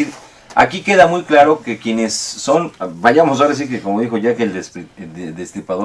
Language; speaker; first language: Spanish; native; Spanish